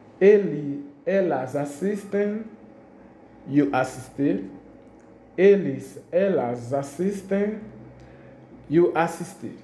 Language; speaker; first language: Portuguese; non-native, fluent; Haitian Creole